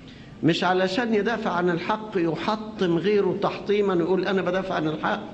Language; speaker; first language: Arabic; native; Arabic